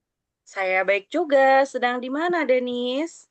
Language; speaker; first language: Indonesian; native; Indonesian